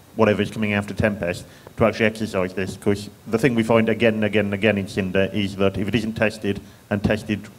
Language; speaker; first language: English; native; English